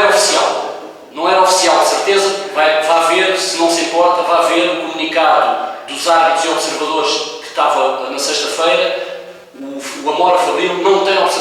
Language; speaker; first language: Portuguese; native; Portuguese